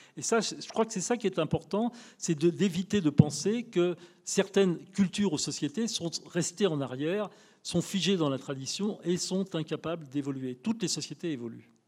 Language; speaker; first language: French; native; French